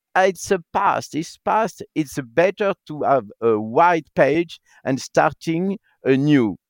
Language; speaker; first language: English; non-native, learner; French